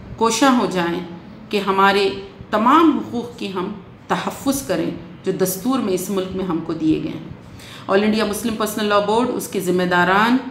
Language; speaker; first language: Urdu; native; Urdu